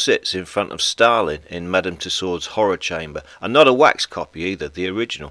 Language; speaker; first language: English; native; English